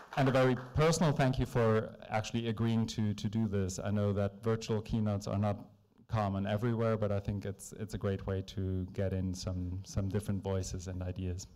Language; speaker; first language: English; non-native, fluent; German